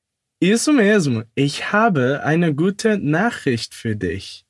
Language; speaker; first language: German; non-native, fluent; Portuguese